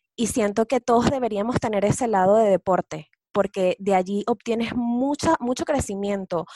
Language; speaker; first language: Spanish; native; Spanish